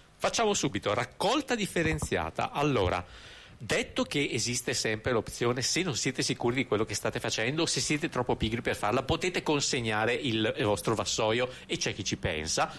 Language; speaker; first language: Italian; native; Italian